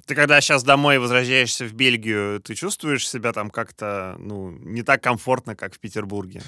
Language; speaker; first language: Russian; native; Russian